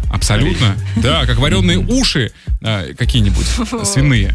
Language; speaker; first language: Russian; native; Russian